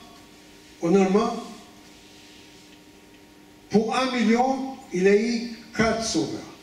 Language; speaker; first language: French; non-native, fluent; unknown